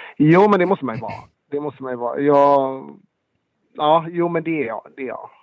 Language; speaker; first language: Swedish; native; Swedish